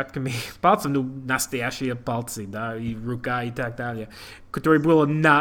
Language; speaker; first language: Russian; non-native, learner; English